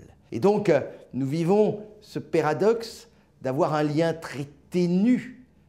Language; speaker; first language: French; native; French